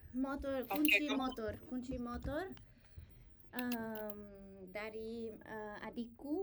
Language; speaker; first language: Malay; non-native, learner; English